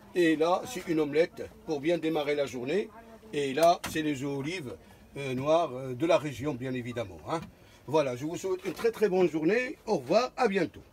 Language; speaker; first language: French; non-native, local second language; Arabic